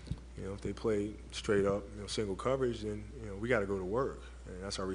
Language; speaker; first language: English; native; English